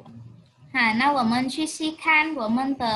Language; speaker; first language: Chinese; non-native, fluent; Vietnamese